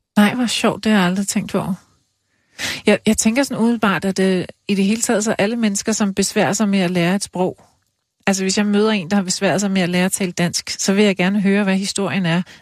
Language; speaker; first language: Danish; native; Danish